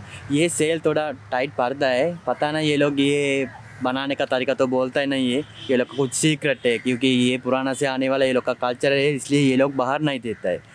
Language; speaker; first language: Hindi; non-native, fluent; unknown